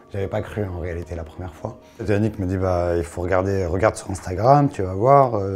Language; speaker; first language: French; non-native, local second language; Arabic